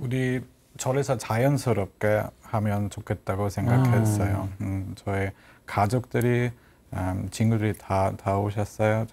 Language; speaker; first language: Korean; non-native, learner; German